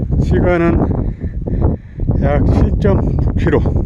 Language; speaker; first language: Korean; native; Korean